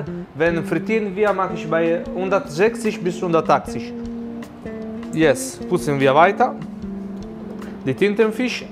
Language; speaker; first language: German; non-native, learner; Italian